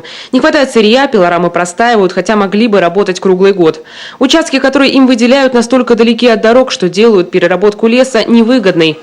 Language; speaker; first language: Russian; native; Russian